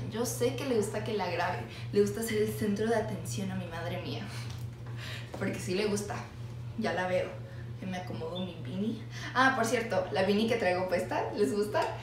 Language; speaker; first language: Spanish; early bilingual, heritage; Spanish